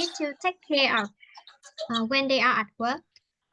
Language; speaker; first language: English; non-native, fluent; Vietnamese